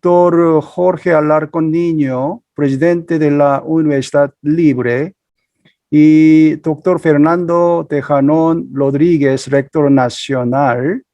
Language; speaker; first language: Spanish; non-native, fluent; Korean